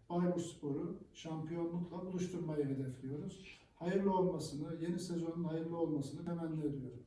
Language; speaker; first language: Turkish; native; Turkish